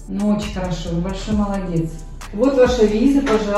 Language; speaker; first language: Russian; native; Russian